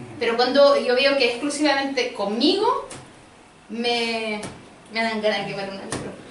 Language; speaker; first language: Spanish; early bilingual, other home language; Portuguese